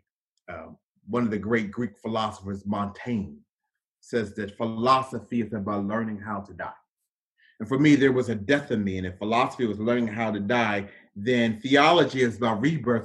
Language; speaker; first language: English; native; English